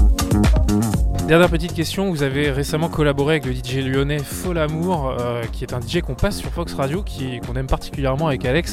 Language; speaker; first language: French; native; French